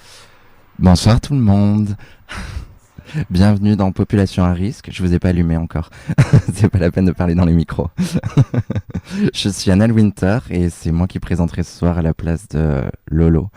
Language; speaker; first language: French; native; French